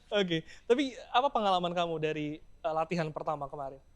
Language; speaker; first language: Indonesian; native; Indonesian